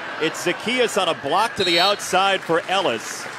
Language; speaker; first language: English; native; English